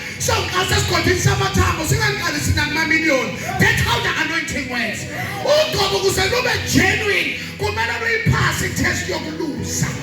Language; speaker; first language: Zulu; native; Zulu